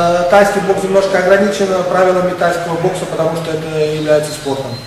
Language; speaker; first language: Russian; non-native, fluent; Slovak